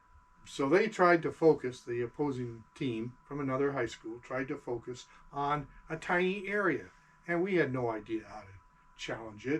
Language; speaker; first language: English; native; English